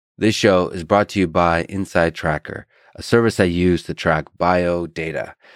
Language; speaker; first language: English; early bilingual, other home language; Russian